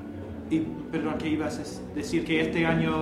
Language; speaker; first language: Spanish; non-native, learner; English